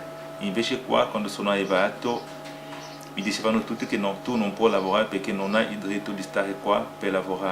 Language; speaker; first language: Italian; non-native, fluent; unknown